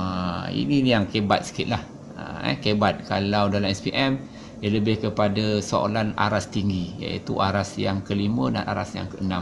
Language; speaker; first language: Malay; native; Malay